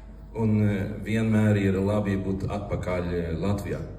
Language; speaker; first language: Latvian; early bilingual, heritage; Swedish